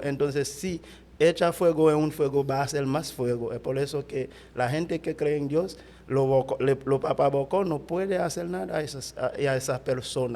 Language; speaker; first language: Spanish; non-native, fluent; Haitian Creole